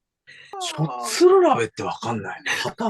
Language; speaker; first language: Japanese; native; Japanese